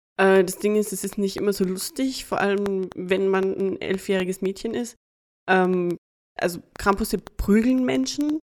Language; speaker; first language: German; native; German